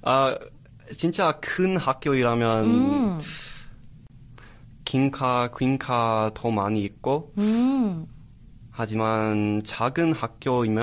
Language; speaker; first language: Korean; non-native, learner; English